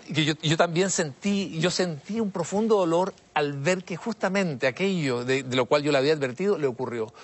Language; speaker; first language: Spanish; native; Spanish